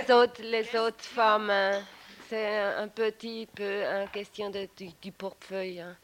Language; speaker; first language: French; non-native, local second language; German